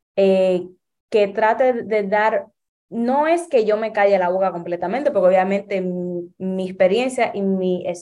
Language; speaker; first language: Spanish; early bilingual, heritage; Spanish